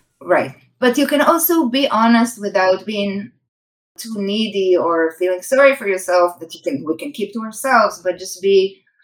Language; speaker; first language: English; non-native, fluent; Hebrew